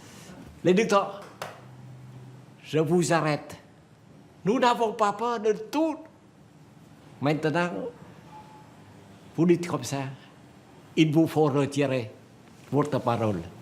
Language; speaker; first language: French; non-native, fluent; Vietnamese